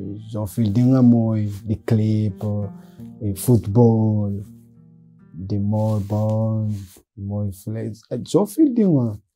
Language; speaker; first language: Dutch; non-native, learner; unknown